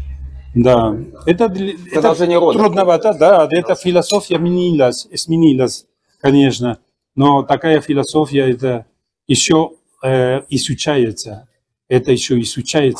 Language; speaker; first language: Russian; non-native, fluent; Spanish